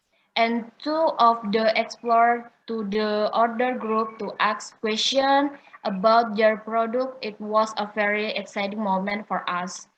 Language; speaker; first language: English; non-native, learner; Indonesian